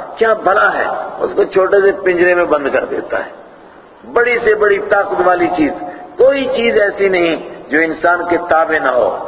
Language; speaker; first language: Urdu; non-native, local second language; Punjabi